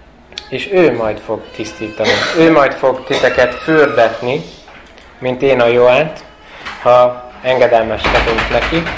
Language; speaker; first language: Hungarian; non-native, fluent; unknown